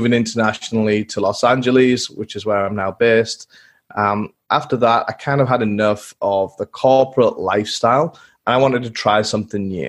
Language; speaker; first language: English; native; English